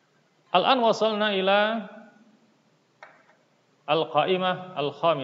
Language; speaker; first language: Arabic; non-native, fluent; Indonesian